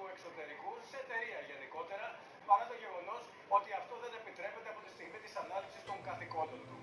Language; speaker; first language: Greek; native; Greek